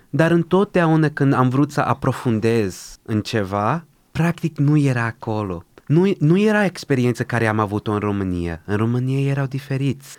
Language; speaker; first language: Romanian; early bilingual, other home language; Portuguese